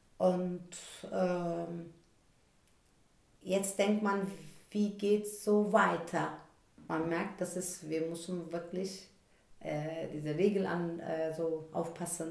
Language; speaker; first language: German; non-native, learner; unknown